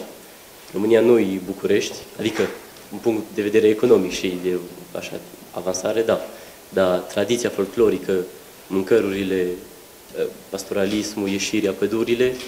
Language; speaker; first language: Romanian; non-native, local second language; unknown